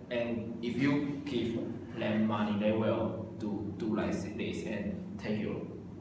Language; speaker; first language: English; non-native, learner; Chinese